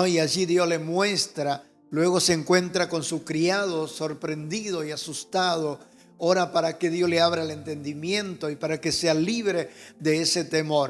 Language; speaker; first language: Spanish; native; Spanish